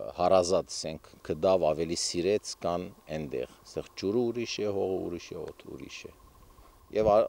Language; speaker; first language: Armenian; early bilingual, heritage; Armenian